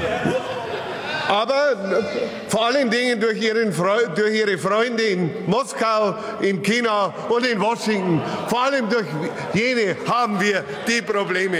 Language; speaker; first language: German; native; German